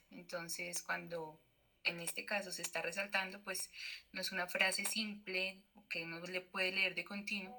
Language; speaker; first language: Spanish; native; Spanish